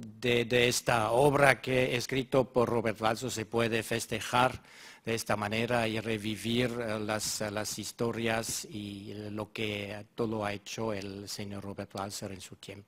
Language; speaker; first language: Spanish; non-native, fluent; German